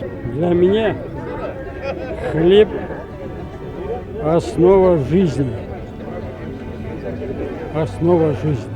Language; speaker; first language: Russian; non-native, local second language; Tatar